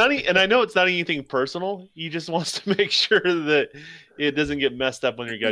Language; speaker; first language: English; native; English